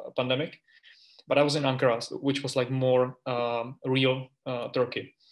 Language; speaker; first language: English; non-native, fluent; Czech